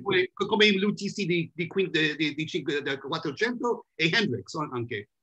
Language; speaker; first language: Italian; non-native, learner; English